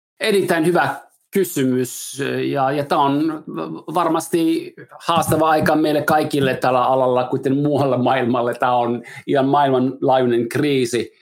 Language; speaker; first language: Finnish; non-native, fluent; English